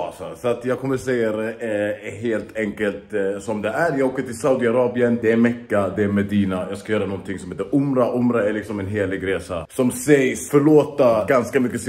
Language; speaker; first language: Swedish; native; Swedish